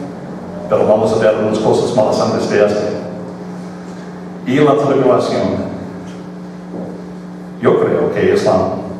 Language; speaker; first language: Spanish; non-native, fluent; English